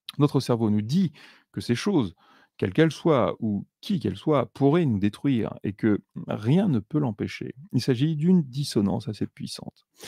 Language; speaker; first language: French; native; French